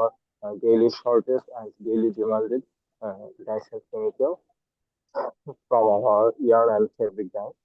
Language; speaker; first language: English; non-native, learner; Bangla